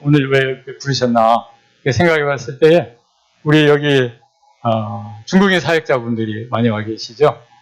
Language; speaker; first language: Korean; native; Korean